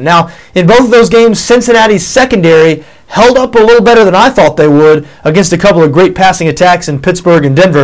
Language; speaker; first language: English; native; English